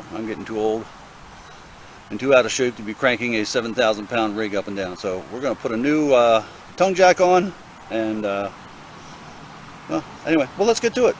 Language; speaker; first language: English; native; English